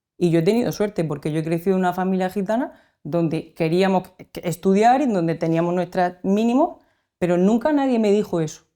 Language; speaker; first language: Spanish; native; Spanish